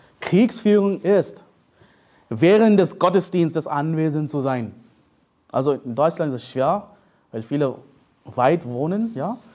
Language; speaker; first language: German; non-native, fluent; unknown